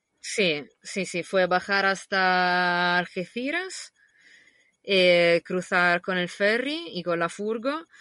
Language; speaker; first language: Spanish; non-native, fluent; Italian